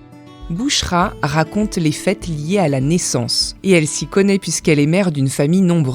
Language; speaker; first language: French; native; French